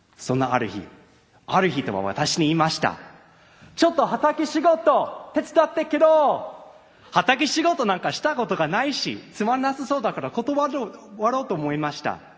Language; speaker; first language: Japanese; non-native, fluent; English